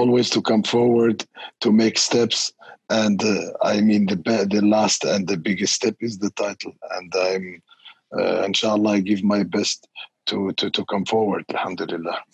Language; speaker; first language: English; non-native, fluent; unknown